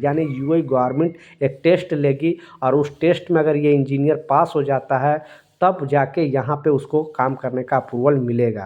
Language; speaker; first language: Hindi; native; Hindi